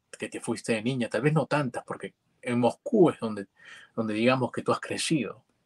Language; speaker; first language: Spanish; native; Spanish